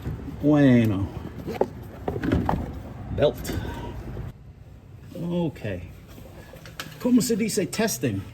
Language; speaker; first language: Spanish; non-native, learner; English